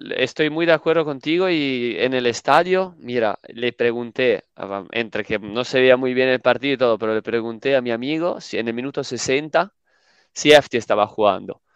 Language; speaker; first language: Spanish; non-native, fluent; Italian